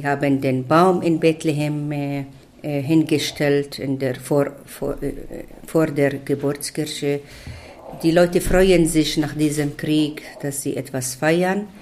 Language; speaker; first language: German; non-native, fluent; Arabic